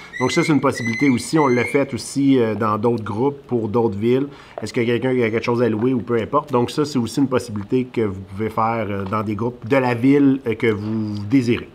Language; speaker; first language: French; native; French